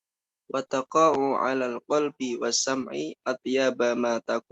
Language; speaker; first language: Arabic; non-native, learner; Indonesian